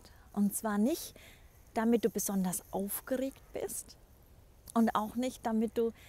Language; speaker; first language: German; native; German